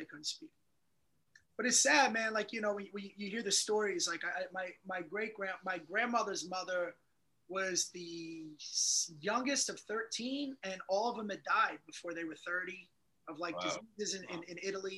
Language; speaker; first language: English; native; English